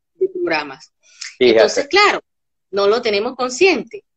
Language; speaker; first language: Spanish; native; Spanish